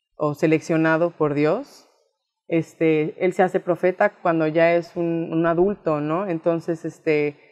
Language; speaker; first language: Spanish; native; Spanish